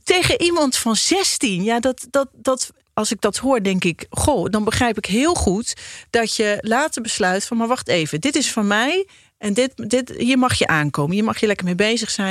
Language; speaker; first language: Dutch; native; Dutch